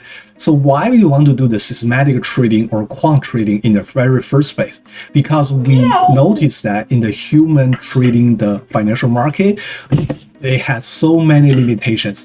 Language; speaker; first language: English; non-native, fluent; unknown